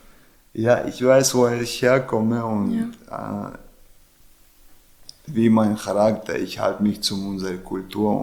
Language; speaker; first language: German; non-native, learner; Chechen